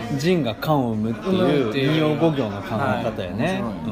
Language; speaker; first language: Japanese; native; Japanese